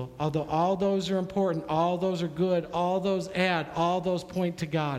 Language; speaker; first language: English; native; English